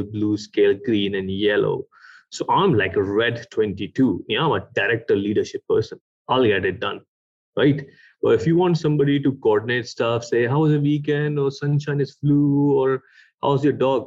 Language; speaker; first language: English; non-native, local second language; Urdu